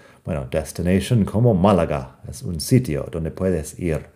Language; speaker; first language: Spanish; non-native, fluent; English